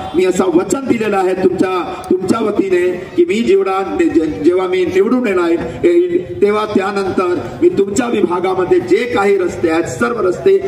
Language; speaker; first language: Marathi; non-native, local second language; Hindi